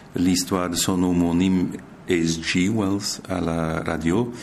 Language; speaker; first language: French; native; French